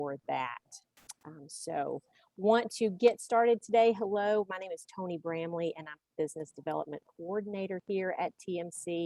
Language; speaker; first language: English; native; English